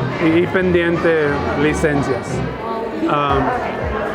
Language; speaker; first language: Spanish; early bilingual, heritage; Spanish